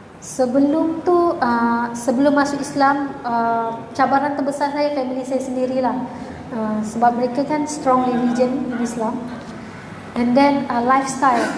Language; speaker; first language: Malay; native; Malay